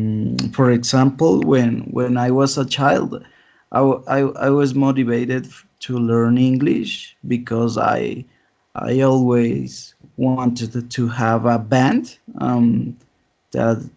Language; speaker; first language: English; non-native, learner; Spanish